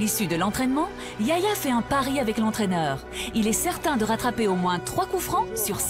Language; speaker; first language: French; native; French